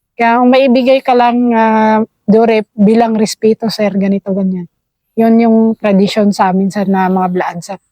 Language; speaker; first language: Filipino; non-native, local second language; Cebuano